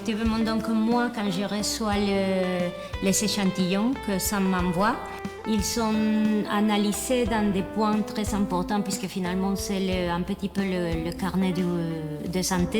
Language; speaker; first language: French; non-native, fluent; Spanish